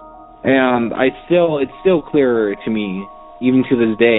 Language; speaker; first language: English; native; English